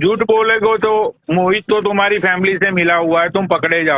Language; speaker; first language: Hindi; native; Hindi